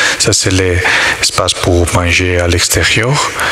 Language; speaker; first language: French; non-native, learner; Italian